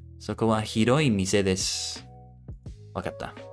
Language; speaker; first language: Japanese; non-native, learner; English